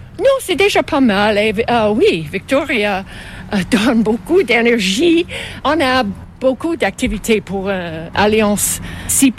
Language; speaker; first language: French; non-native, fluent; English